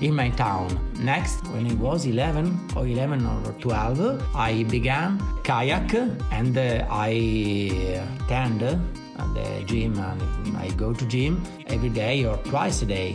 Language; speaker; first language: English; non-native, learner; Italian